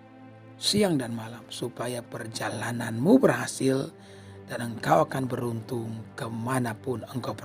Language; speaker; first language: Indonesian; native; Indonesian